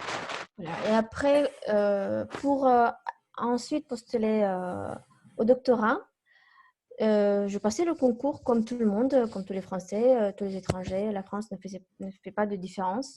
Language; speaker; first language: French; non-native, fluent; Kazakh